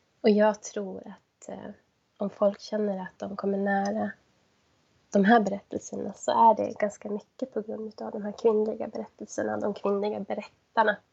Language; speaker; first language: Swedish; native; Swedish